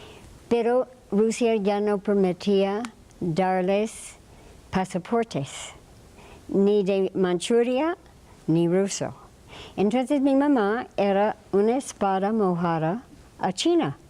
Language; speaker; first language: Spanish; non-native, fluent; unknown